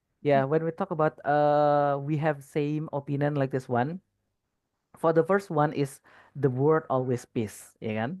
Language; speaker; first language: English; non-native, fluent; Indonesian